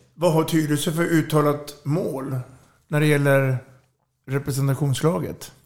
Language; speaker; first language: Swedish; native; Swedish